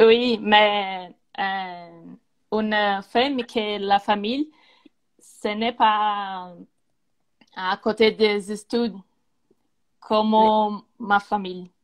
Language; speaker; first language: French; non-native, learner; Portuguese